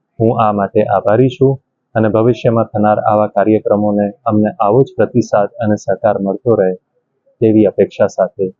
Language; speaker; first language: Gujarati; native; Gujarati